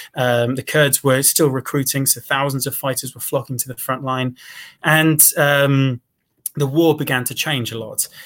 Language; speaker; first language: English; native; English